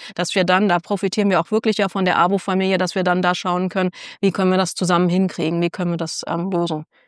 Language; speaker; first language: German; native; German